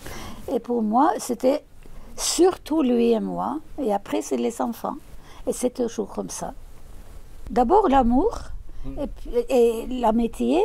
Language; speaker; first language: French; non-native, fluent; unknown